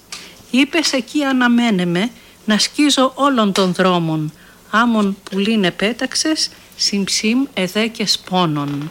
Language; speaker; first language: Greek; native; Greek